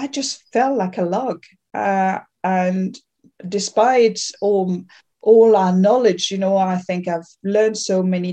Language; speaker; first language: English; non-native, fluent; French